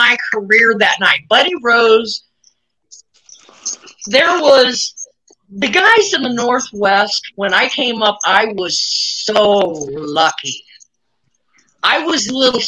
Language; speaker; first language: English; native; English